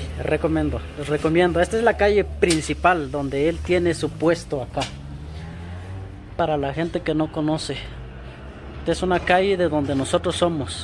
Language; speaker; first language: Spanish; native; Spanish